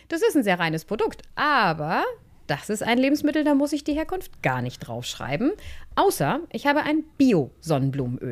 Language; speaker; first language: German; native; German